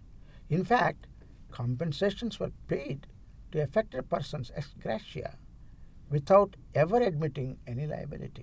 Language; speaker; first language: English; non-native, local second language; Telugu